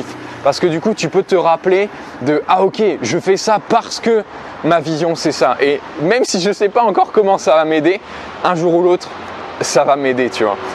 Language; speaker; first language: French; native; French